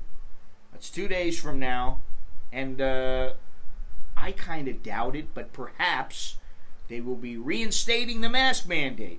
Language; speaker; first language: English; native; English